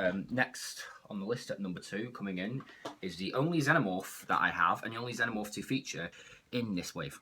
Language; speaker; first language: English; native; English